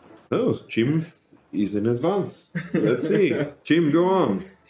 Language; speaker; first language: English; non-native, fluent; German